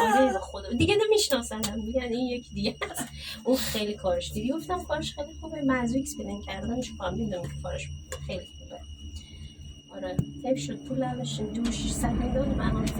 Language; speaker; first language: Persian; early bilingual, heritage; Persian